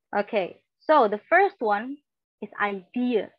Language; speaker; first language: English; non-native, fluent; Indonesian